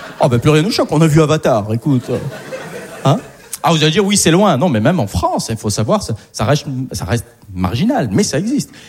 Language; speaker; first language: French; early bilingual, other home language; Arabic